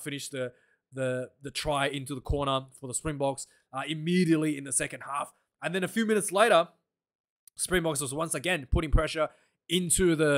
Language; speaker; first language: English; non-native, local second language; Afrikaans